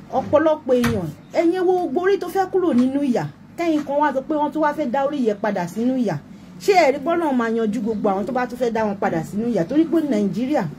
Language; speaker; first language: Yoruba; native; Yoruba